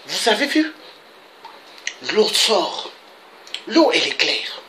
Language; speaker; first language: French; non-native, local second language; Kongo